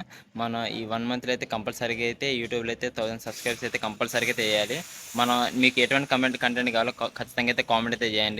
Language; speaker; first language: Telugu; native; Telugu